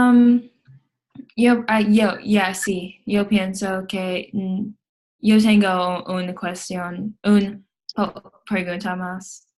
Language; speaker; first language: Spanish; non-native, learner; English